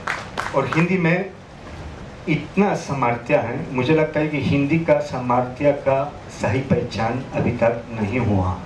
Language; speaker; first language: Hindi; non-native, fluent; Catalan